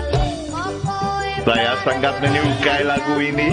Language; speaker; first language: Indonesian; non-native, fluent; Portuguese